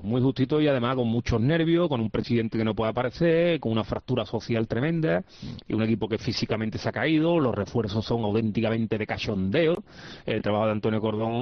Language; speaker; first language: Spanish; native; Spanish